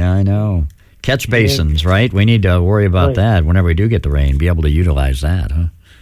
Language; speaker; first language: English; native; English